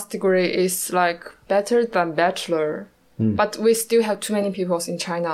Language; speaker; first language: English; non-native, learner; Chinese